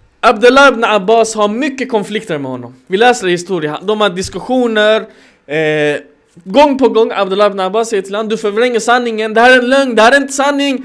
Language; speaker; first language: Swedish; non-native, fluent; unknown